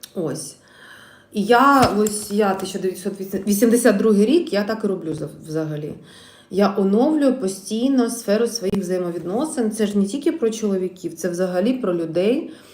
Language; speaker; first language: Ukrainian; non-native, local second language; Russian